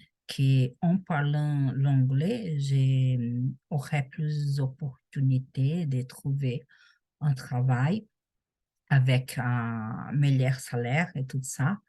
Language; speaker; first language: French; non-native, learner; Portuguese